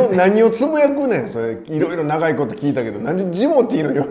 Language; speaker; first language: Japanese; native; Japanese